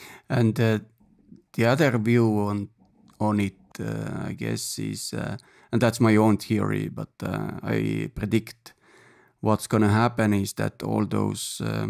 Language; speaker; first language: English; non-native, fluent; Estonian